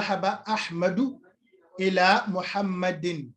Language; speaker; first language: Arabic; non-native, fluent; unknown